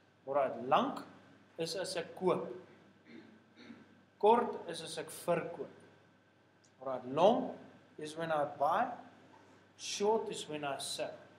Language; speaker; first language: English; non-native, local second language; Afrikaans